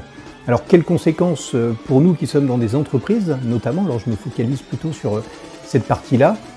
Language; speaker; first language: French; native; French